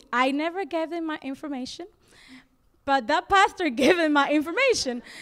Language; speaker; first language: English; non-native, fluent; Spanish